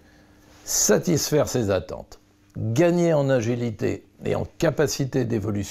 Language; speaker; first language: French; native; French